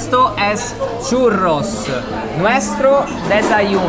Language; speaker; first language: Spanish; non-native, learner; Italian